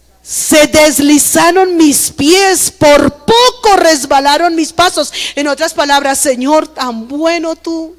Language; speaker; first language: Spanish; native; Spanish